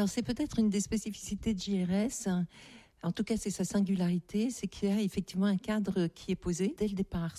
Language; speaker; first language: French; native; French